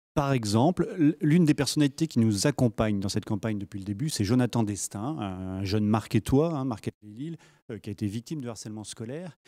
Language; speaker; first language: French; native; French